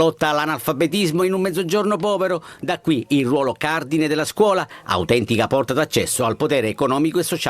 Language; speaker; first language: Italian; native; Italian